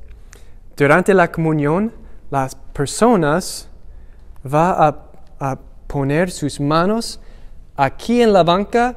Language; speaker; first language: Spanish; non-native, learner; English